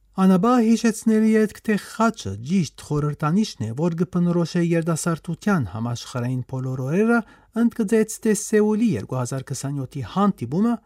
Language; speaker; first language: Armenian; early bilingual, heritage; Armenian